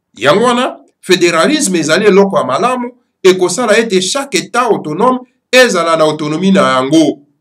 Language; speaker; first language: French; non-native, local second language; Lingala